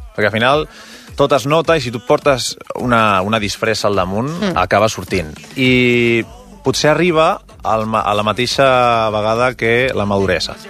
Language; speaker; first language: Catalan; non-native, local second language; Spanish